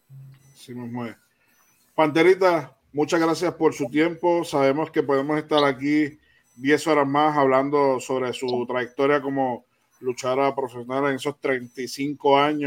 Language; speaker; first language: Spanish; native; Spanish